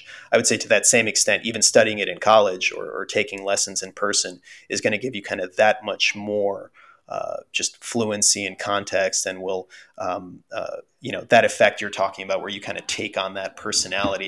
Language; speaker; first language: English; early bilingual, other home language; Russian